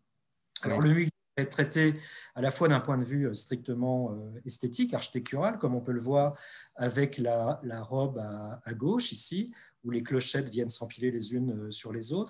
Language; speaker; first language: French; native; French